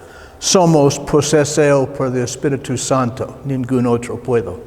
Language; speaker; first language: Spanish; non-native, learner; English